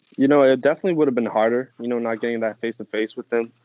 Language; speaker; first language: English; non-native, fluent; French